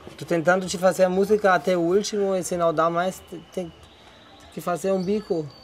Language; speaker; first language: Portuguese; non-native, fluent; German